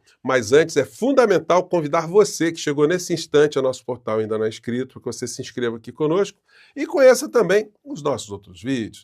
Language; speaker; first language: Portuguese; native; Portuguese